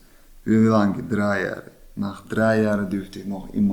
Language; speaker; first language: German; non-native, learner; Chechen